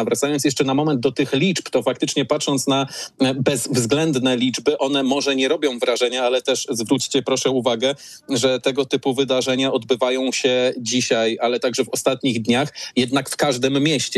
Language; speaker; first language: Polish; native; Polish